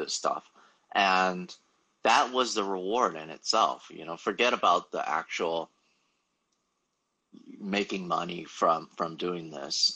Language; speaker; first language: English; native; English